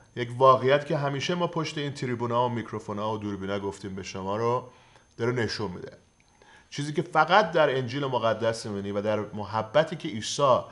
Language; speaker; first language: Persian; native; Persian